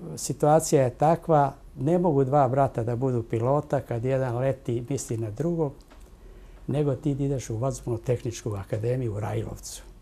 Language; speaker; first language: Serbian; native; Serbian